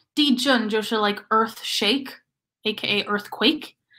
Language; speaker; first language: English; native; English